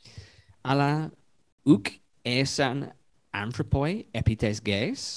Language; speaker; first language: Greek; non-native, fluent; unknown